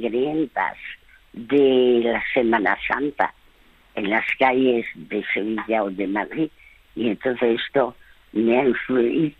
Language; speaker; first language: Spanish; early bilingual, other home language; French